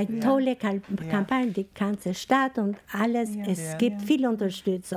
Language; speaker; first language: German; non-native, fluent; Albanian